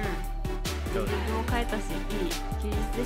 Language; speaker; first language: Japanese; native; Japanese